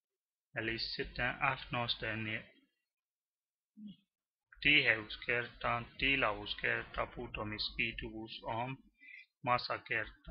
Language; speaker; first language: Finnish; non-native, learner; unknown